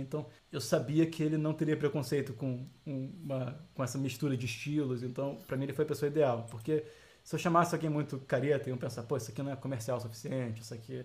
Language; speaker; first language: Portuguese; native; Portuguese